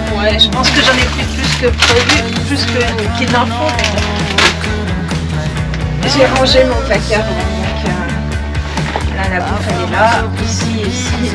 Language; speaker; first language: French; native; French